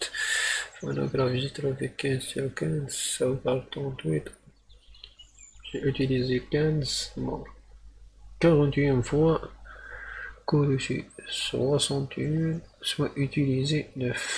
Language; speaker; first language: French; non-native, learner; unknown